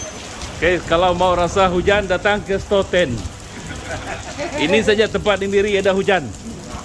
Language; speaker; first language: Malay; non-native, local second language; Iban